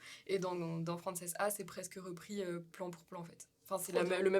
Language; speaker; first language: French; native; French